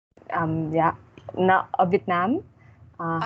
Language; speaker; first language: English; non-native, learner; Vietnamese